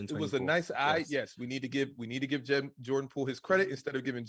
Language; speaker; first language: English; native; English